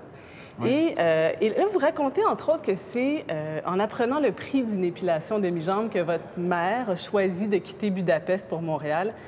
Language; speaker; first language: French; native; French